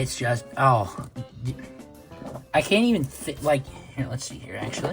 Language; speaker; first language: English; native; English